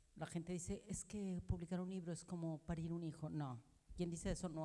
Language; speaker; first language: Spanish; native; Spanish